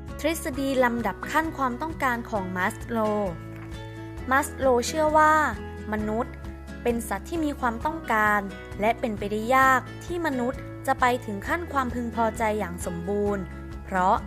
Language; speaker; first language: Thai; native; Thai